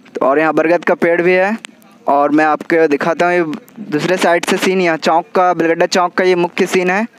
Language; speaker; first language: Hindi; native; Hindi